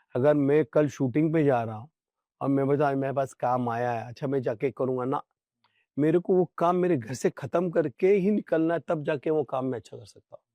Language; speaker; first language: Hindi; non-native, local second language; Tamil